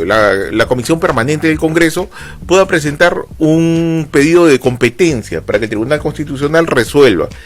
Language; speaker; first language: Spanish; native; Spanish